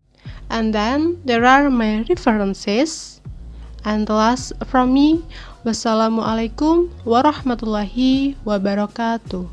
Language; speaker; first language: English; non-native, learner; Indonesian